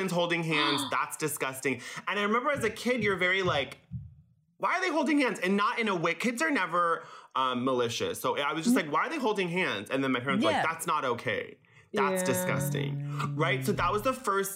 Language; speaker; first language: English; early bilingual, other home language; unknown